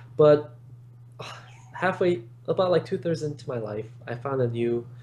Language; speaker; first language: English; native; English